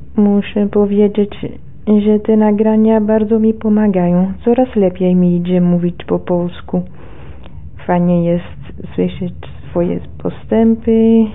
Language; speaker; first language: Polish; non-native, learner; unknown